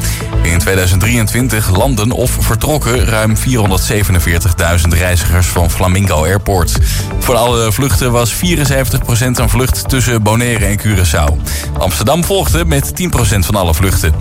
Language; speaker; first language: Dutch; native; Dutch